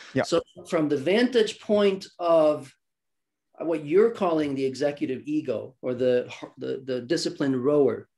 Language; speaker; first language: English; early bilingual, other home language; Swedish